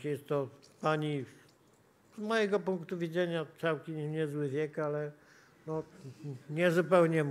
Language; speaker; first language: Polish; native; Polish